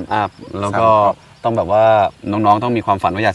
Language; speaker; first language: Thai; native; Thai